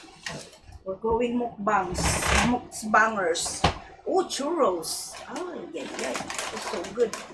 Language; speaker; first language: English; non-native, local second language; Filipino